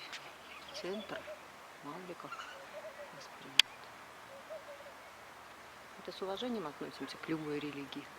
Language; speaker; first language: Russian; native; Russian